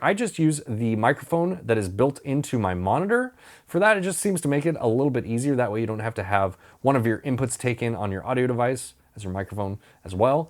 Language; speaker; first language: English; native; English